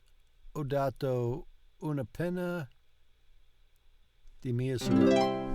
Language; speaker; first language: Italian; non-native, learner; English